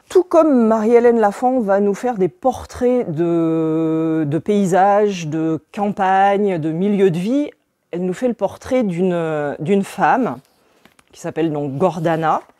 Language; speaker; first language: French; native; French